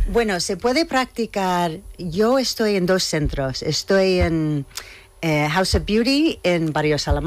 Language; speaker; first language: Spanish; non-native, fluent; English